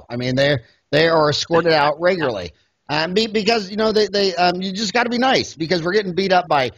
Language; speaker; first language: English; native; English